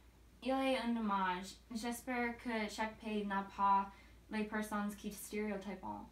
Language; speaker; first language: French; non-native, learner; English